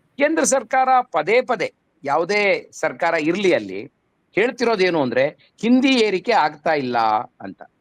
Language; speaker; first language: Kannada; native; Kannada